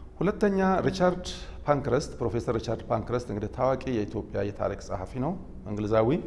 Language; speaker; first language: Amharic; non-native, local second language; Oromo